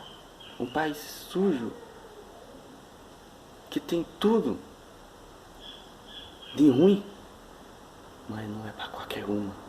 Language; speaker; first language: Portuguese; non-native, fluent; Haitian Creole